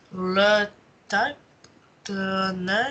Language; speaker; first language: French; non-native, learner; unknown